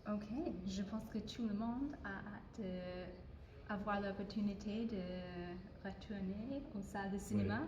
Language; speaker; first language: French; non-native, fluent; English